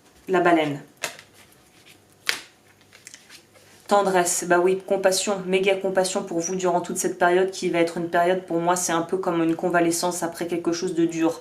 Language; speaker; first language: French; native; French